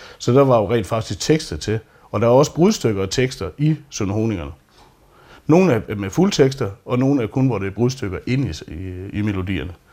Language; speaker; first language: Danish; native; Danish